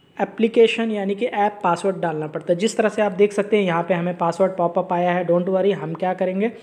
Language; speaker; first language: Hindi; native; Hindi